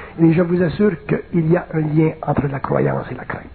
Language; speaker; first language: French; native; French